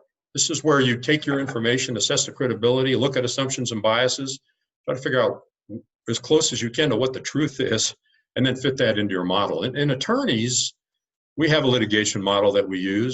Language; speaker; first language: English; native; English